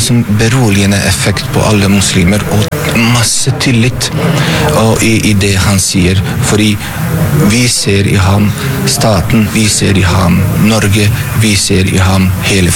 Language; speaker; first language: Norwegian; non-native, fluent; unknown